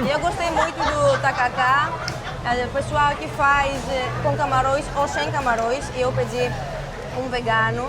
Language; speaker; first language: Portuguese; non-native, fluent; Greek